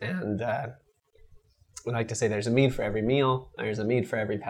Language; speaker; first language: English; native; English